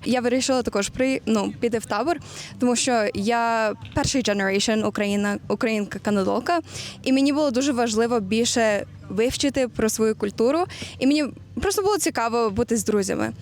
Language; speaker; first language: Ukrainian; early bilingual, heritage; Ukrainian